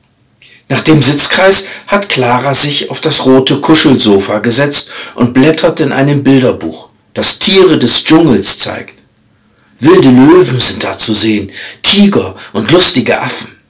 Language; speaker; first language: German; native; German